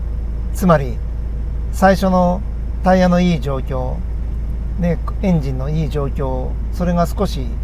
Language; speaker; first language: Japanese; native; Japanese